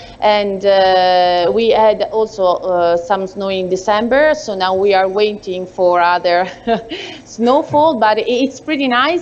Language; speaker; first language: English; non-native, learner; Italian